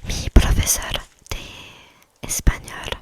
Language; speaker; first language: Spanish; non-native, learner; French